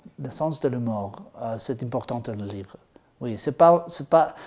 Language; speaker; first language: French; non-native, learner; Spanish